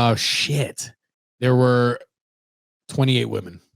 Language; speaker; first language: English; native; English